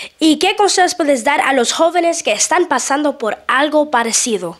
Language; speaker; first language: Spanish; early bilingual, heritage; Spanish